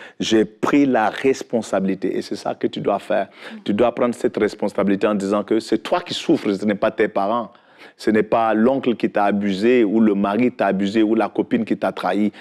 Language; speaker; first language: French; non-native, local second language; Fula